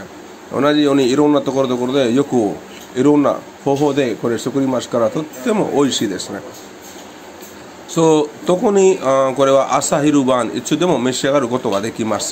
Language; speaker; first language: Japanese; non-native, fluent; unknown